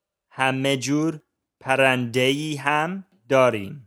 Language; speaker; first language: Persian; non-native, learner; English